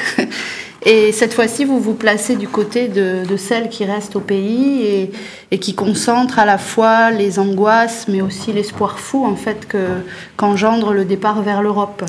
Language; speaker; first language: French; native; French